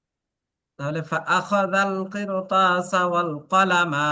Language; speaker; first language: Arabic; non-native, fluent; Bangla